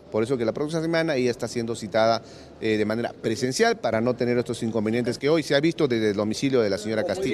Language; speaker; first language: Spanish; native; Spanish